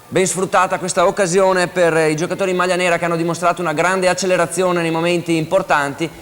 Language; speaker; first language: Italian; native; Italian